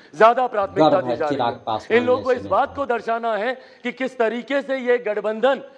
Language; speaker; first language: Hindi; native; Hindi